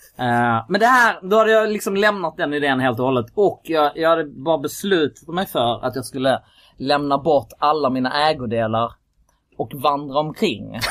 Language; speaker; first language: Swedish; early bilingual, other home language; Kurdish